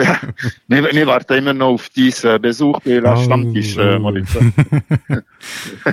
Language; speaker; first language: German; non-native, local second language; French